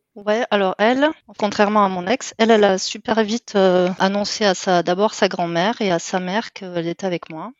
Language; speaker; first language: French; native; French